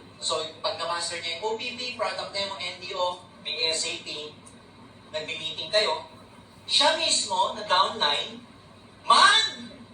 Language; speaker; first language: Filipino; native; Filipino